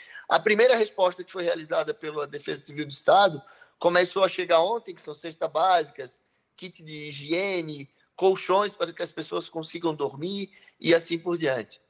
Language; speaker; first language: Portuguese; native; Portuguese